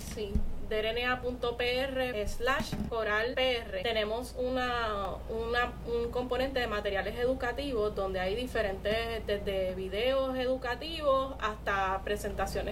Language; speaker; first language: Spanish; native; Spanish